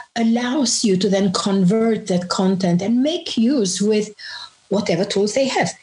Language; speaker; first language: English; non-native, fluent; Albanian